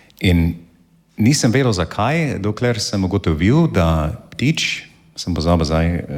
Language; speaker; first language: Slovenian; non-native, fluent; English